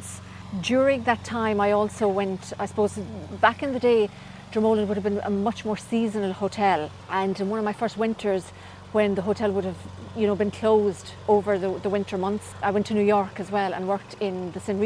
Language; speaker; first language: English; native; English